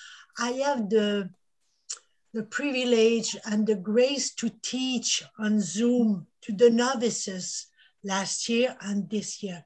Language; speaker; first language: English; non-native, local second language; French